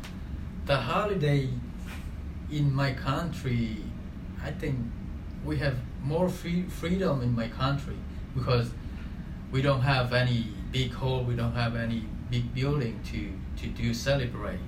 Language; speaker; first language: English; non-native, learner; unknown